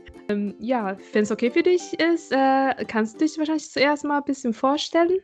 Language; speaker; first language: German; non-native, fluent; Chinese